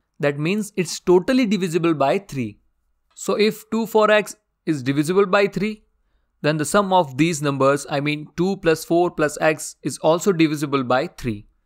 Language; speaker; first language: English; non-native, local second language; Hindi